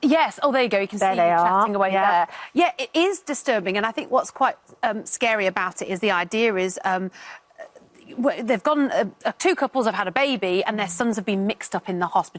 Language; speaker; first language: English; native; English